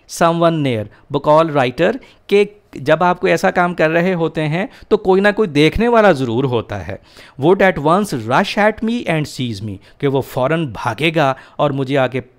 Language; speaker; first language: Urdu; native; Urdu